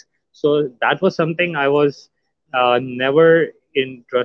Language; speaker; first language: English; non-native, local second language; Urdu